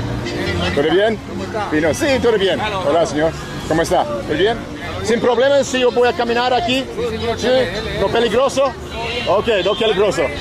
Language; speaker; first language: Spanish; non-native, learner; English